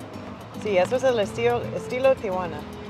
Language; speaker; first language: Spanish; early bilingual, other home language; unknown